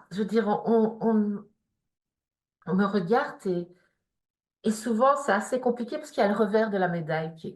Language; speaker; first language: French; native; French